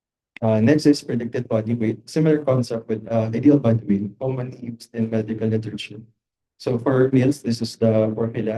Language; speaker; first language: English; non-native, local second language; Filipino